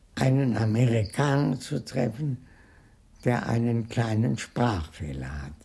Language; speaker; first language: German; native; German